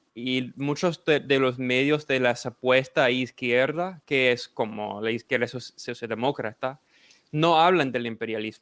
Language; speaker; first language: Spanish; non-native, fluent; English